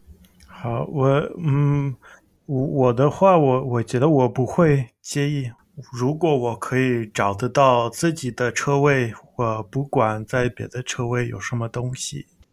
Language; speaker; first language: Chinese; non-native, learner; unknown